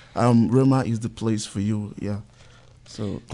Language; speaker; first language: English; non-native, local second language; Igbo